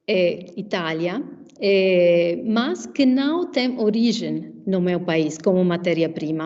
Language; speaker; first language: Portuguese; non-native, fluent; Italian